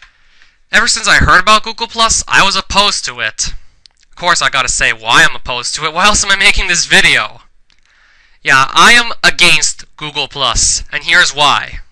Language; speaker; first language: English; native; English